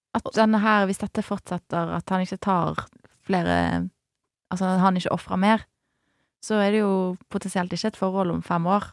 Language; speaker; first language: Norwegian; native; Norwegian